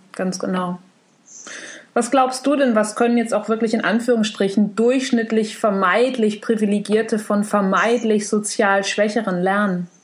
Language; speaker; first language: German; native; German